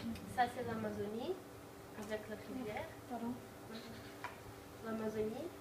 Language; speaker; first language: French; non-native, learner; Portuguese